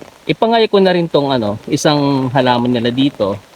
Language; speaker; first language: Filipino; native; Filipino